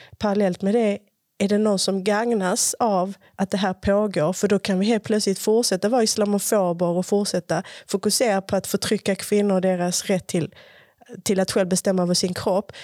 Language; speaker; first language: Swedish; early bilingual, other home language; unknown